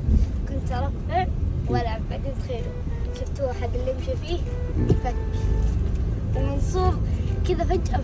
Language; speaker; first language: Arabic; native; Arabic